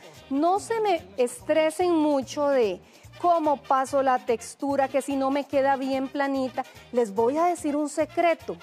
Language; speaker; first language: Spanish; native; Spanish